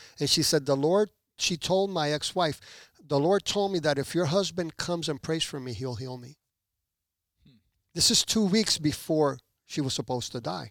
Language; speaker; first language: English; early bilingual, other home language; Spanish